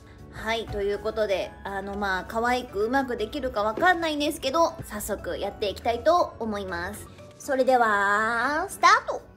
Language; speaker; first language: Japanese; native; Japanese